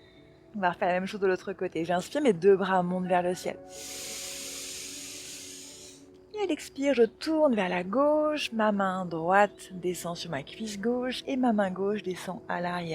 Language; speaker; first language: French; native; French